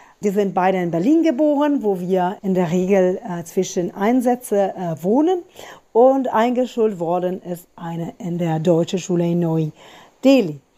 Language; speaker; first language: German; non-native, fluent; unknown